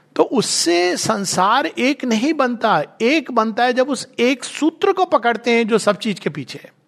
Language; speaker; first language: Hindi; native; Hindi